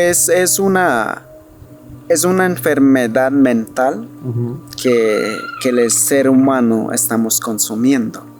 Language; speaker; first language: Spanish; non-native, local second language; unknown